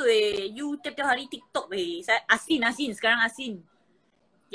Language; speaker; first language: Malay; non-native, local second language; Chinese